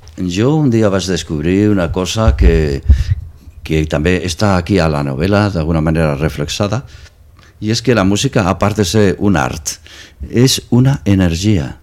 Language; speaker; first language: Catalan; non-native, local second language; Spanish